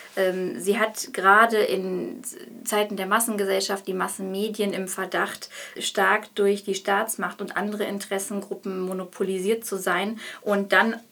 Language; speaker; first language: German; native; German